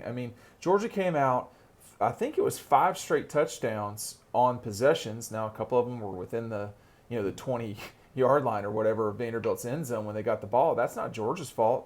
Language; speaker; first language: English; native; English